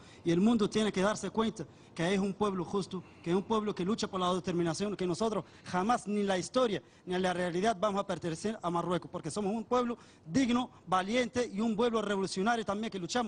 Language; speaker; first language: Spanish; non-native, fluent; Arabic